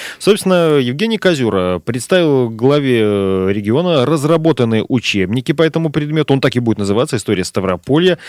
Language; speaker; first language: Russian; native; Russian